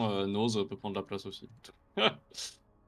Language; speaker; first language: French; native; French